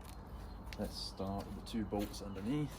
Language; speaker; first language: English; native; English